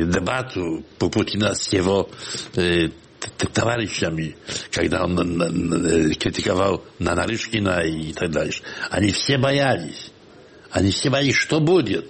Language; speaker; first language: Russian; non-native, fluent; Polish